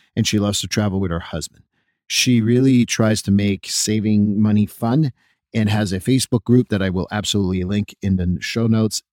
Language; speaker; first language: English; native; English